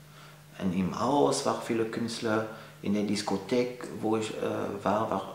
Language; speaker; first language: German; non-native, fluent; French